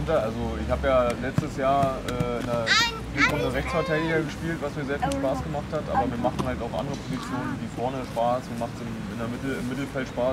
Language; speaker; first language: German; native; German